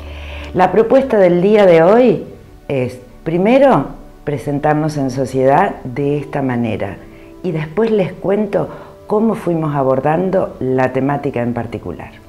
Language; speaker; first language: Spanish; native; Spanish